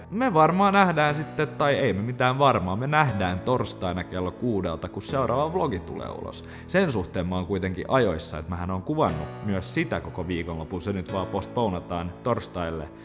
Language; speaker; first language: Finnish; non-native, local second language; Swedish